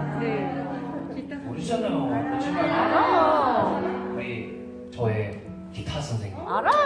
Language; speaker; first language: Korean; non-native, fluent; English